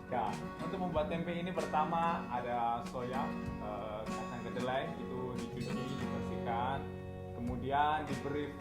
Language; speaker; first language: Indonesian; native; Indonesian